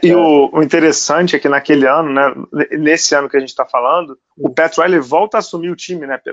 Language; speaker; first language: Portuguese; native; Portuguese